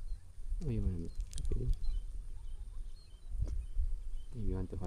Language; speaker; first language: English; non-native, learner; Indonesian